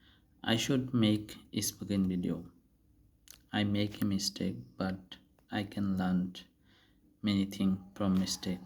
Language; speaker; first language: English; non-native, learner; Bangla